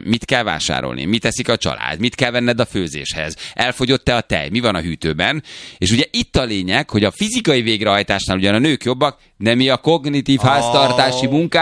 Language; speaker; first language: Hungarian; native; Hungarian